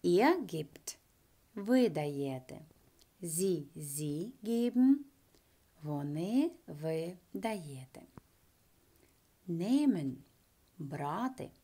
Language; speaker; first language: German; non-native, fluent; Ukrainian